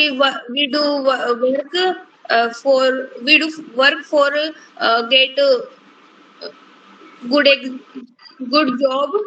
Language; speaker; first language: English; non-native, learner; Hindi